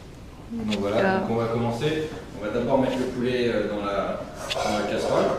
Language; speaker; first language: French; native; French